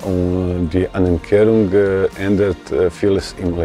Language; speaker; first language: German; non-native, fluent; Bosnian